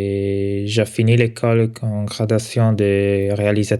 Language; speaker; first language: French; non-native, local second language; Italian